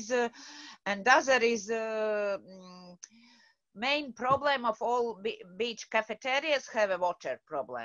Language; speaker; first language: English; non-native, learner; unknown